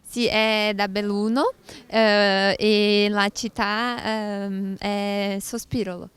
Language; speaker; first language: Italian; non-native, learner; Portuguese